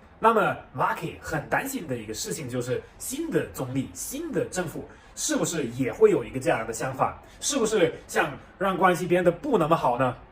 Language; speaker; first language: Chinese; non-native, fluent; German